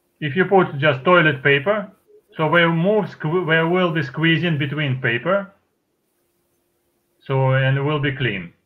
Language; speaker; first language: English; non-native, fluent; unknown